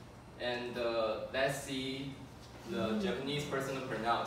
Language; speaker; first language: English; non-native, fluent; Chinese